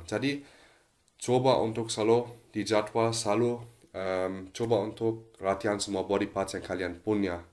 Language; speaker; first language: Indonesian; non-native, fluent; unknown